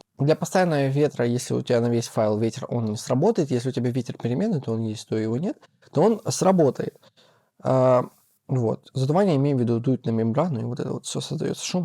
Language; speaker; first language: Russian; native; Russian